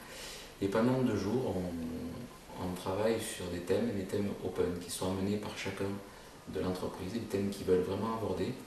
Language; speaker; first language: French; native; French